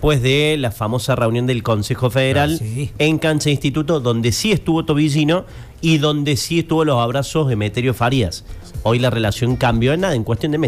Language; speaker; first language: Spanish; native; Spanish